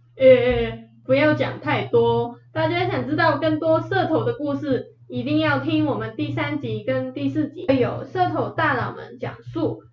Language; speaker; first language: Chinese; non-native, fluent; Cantonese